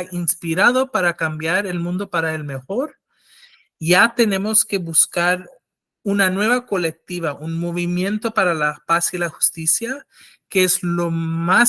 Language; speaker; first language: Spanish; non-native, fluent; English